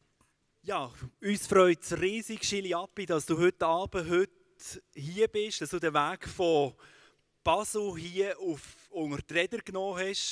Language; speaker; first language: German; native; German